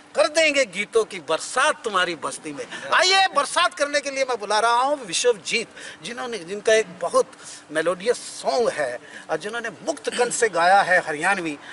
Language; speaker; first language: Hindi; native; Hindi